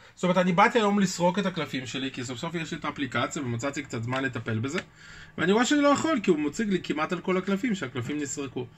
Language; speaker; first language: Hebrew; early bilingual, other home language; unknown